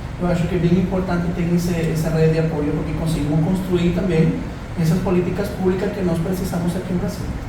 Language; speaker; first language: Portuguese; non-native, fluent; Spanish